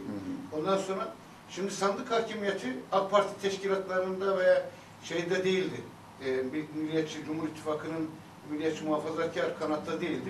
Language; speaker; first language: Turkish; native; Turkish